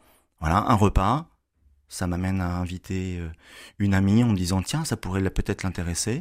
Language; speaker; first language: French; native; French